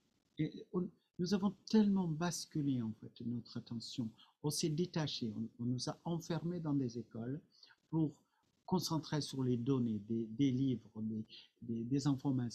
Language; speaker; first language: French; non-native, fluent; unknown